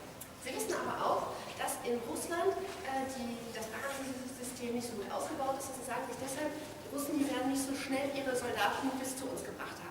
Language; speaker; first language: German; native; German